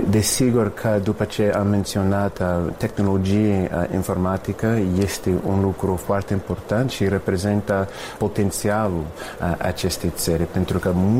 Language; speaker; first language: Romanian; non-native, fluent; English